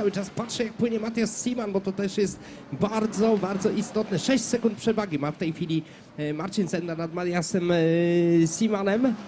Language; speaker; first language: Polish; native; Polish